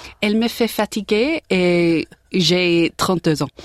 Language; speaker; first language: French; non-native, learner; English